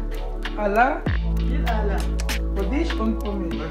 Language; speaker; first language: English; non-native, learner; German